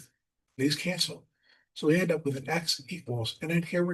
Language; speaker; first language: English; native; English